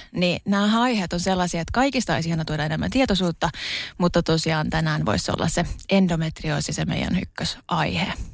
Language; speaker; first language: Finnish; native; Finnish